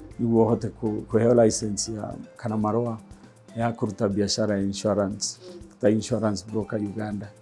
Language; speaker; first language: Kikuyu; non-native, local second language; Embu